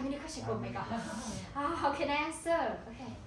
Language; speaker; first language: English; non-native, learner; Hmong